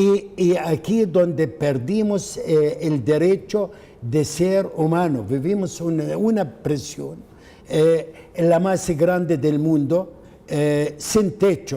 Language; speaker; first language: Spanish; non-native, fluent; Arabic